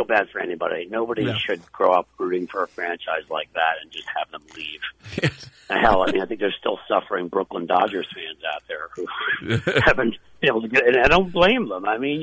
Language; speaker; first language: English; native; English